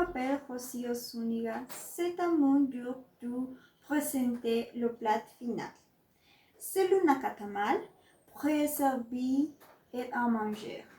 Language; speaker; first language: French; non-native, learner; Spanish